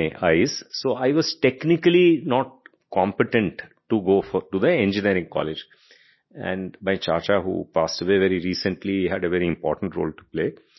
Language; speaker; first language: English; non-native, local second language; Hindi